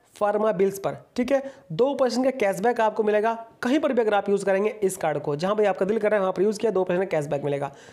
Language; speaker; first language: Hindi; native; Hindi